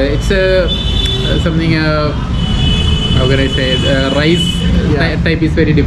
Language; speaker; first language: English; non-native, local second language; Malayalam